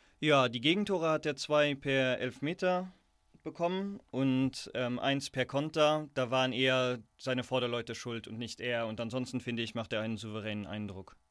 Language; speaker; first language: German; native; German